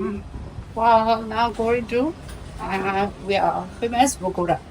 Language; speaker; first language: English; non-native, learner; Burmese